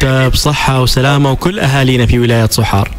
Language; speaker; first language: Arabic; native; Arabic